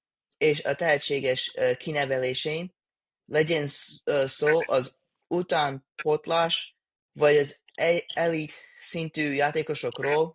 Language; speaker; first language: Hungarian; early bilingual, heritage; English